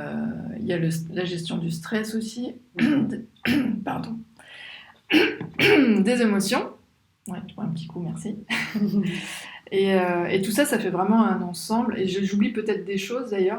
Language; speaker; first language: French; native; French